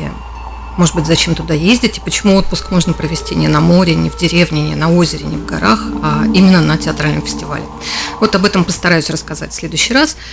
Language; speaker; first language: Russian; native; Russian